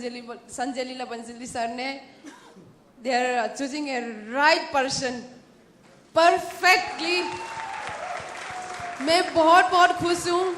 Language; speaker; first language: Hindi; non-native, local second language; Manipuri